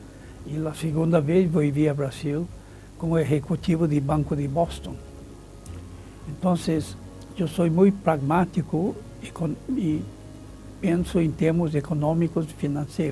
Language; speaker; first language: Spanish; non-native, fluent; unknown